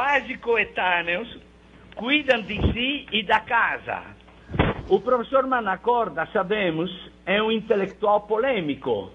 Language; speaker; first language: Portuguese; non-native, fluent; Italian